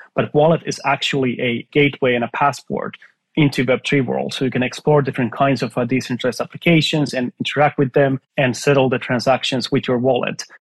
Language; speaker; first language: English; non-native, fluent; Finnish